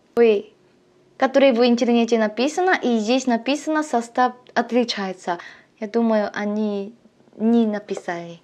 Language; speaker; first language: Russian; non-native, learner; Korean